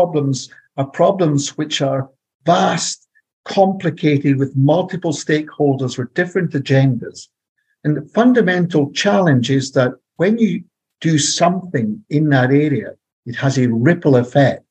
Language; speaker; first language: English; native; English